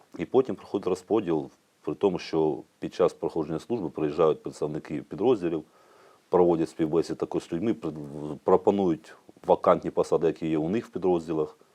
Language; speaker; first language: Ukrainian; native; Ukrainian